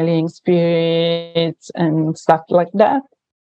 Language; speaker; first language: English; non-native, fluent; Italian